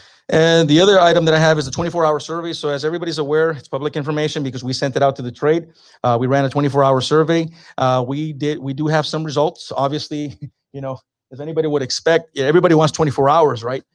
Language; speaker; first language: English; native; English